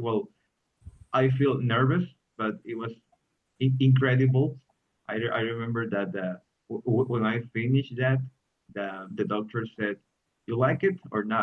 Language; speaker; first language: English; non-native, learner; Spanish